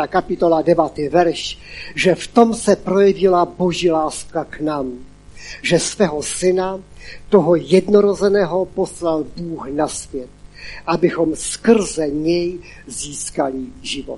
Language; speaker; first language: Czech; non-native, local second language; Polish